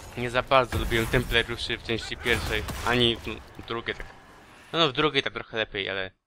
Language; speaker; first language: Polish; early bilingual, heritage; Polish